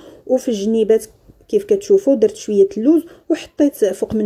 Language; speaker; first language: Arabic; native; Arabic